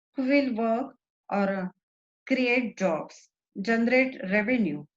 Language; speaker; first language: English; non-native, local second language; Marathi